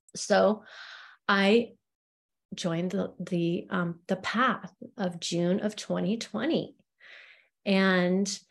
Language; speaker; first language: English; native; English